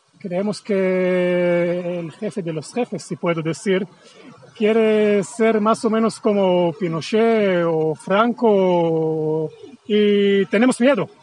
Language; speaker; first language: Spanish; non-native, fluent; Hebrew